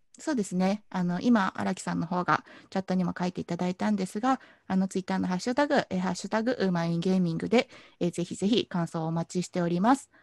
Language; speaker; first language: Japanese; native; Japanese